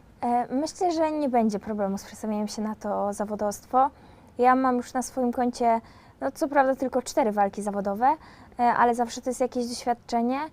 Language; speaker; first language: Polish; native; Polish